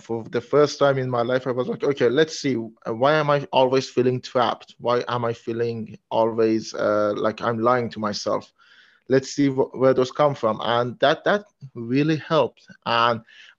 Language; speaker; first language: English; non-native, fluent; Persian